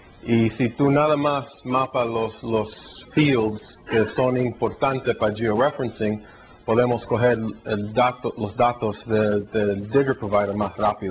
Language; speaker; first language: Spanish; early bilingual, heritage; Spanish